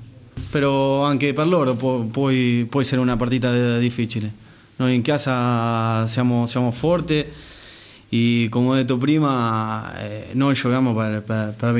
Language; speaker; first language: Italian; non-native, learner; Spanish